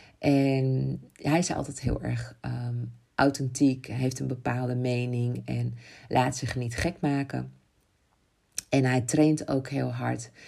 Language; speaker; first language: Dutch; native; Dutch